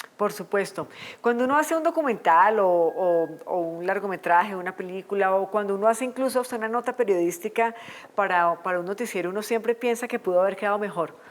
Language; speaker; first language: Spanish; native; Spanish